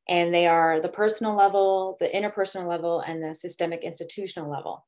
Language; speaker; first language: English; native; English